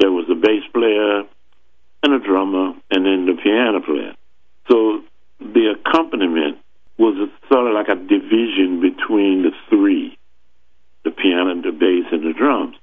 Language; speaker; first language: English; native; English